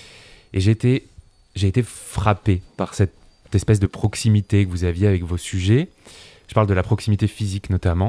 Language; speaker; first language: French; native; French